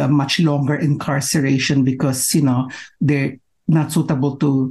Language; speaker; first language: English; non-native, local second language; Filipino